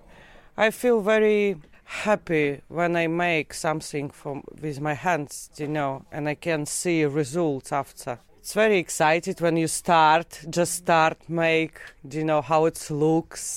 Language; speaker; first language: English; non-native, learner; Latvian